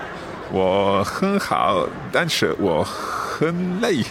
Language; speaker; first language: Chinese; non-native, learner; English